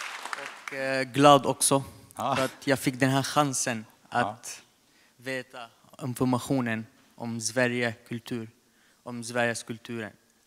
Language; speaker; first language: Swedish; non-native, learner; Arabic